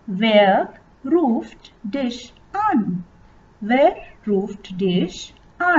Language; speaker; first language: German; non-native, fluent; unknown